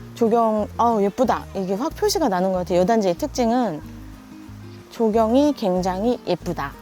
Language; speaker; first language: Korean; native; Korean